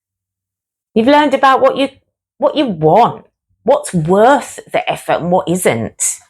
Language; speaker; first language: English; native; English